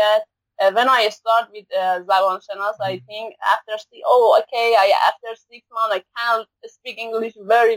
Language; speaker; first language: English; non-native, learner; Persian